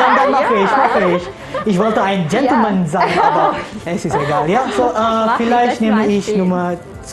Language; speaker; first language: German; non-native, learner; Malay